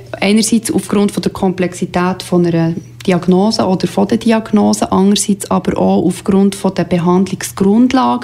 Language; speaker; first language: German; native; German